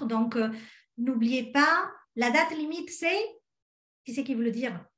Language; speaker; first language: French; native; French